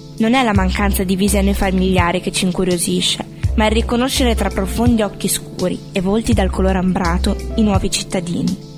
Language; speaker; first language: Italian; native; Italian